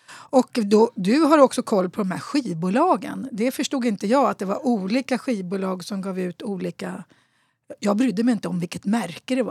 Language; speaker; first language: Swedish; native; Swedish